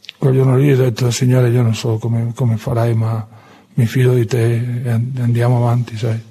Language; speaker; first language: Italian; non-native, fluent; Spanish